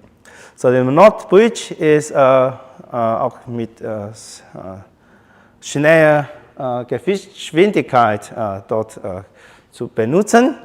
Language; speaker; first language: German; non-native, learner; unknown